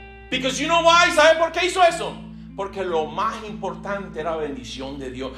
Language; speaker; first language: Spanish; early bilingual, heritage; Spanish